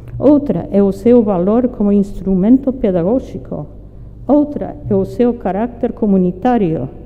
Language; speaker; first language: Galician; non-native, fluent; English